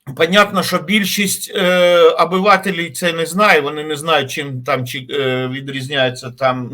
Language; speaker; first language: Ukrainian; native; Ukrainian